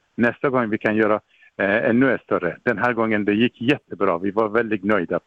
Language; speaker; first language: Swedish; non-native, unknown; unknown